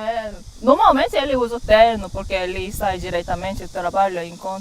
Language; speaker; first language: Portuguese; non-native, fluent; Korean